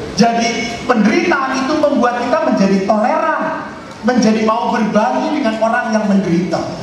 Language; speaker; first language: Indonesian; non-native, local second language; Javanese